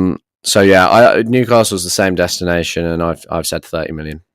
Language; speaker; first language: English; native; English